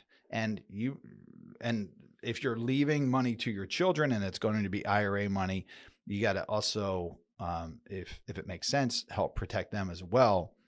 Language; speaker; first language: English; native; English